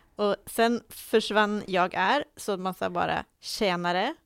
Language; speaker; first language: Swedish; native; Swedish